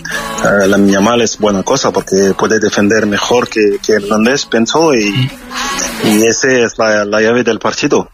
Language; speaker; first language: Spanish; non-native, fluent; French